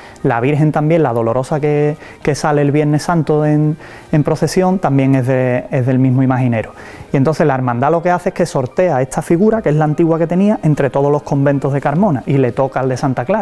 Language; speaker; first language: Spanish; native; Spanish